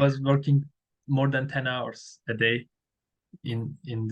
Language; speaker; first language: English; non-native, learner; Turkish